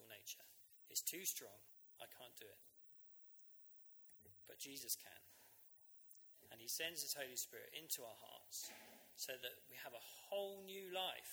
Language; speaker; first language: English; native; English